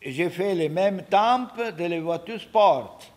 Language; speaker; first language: French; non-native, learner; Italian